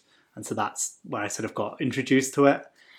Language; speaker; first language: English; native; English